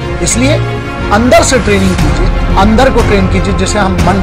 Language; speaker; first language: Hindi; native; Hindi